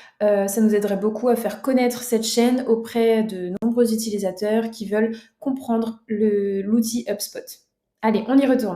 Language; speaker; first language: French; native; French